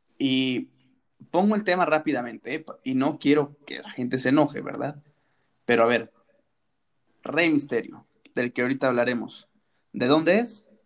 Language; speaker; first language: Spanish; native; Spanish